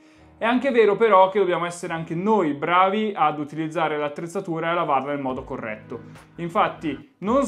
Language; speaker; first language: Italian; native; Italian